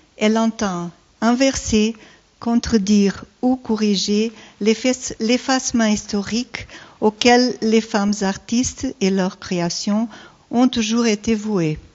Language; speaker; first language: French; non-native, learner; Portuguese